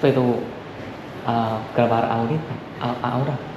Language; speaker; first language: Spanish; non-native, learner; Korean